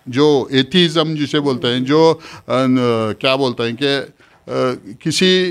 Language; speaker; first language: Hindi; non-native, local second language; Urdu